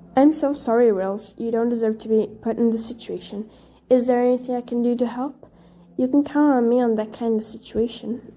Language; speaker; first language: English; non-native, fluent; Portuguese